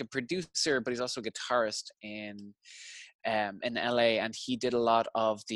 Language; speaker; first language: English; native; English